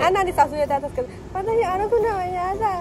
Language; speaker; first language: Japanese; non-native, learner; Burmese